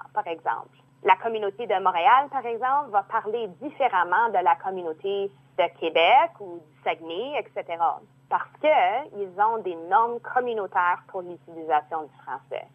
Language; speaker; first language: French; native; French